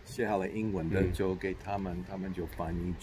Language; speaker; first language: Chinese; non-native, fluent; English